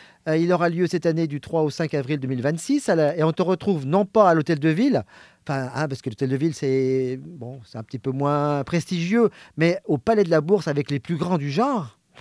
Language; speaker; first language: French; native; French